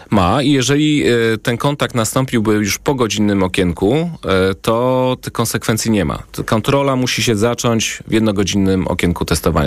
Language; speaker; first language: Polish; native; Polish